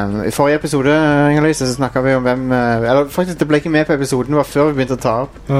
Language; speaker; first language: Norwegian; native; Norwegian